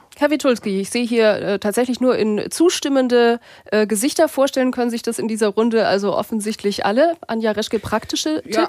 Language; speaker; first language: German; native; German